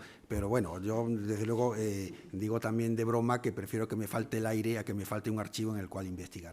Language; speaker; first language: Spanish; native; Spanish